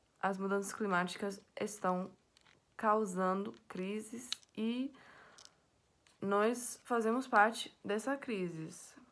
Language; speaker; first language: Portuguese; non-native, fluent; English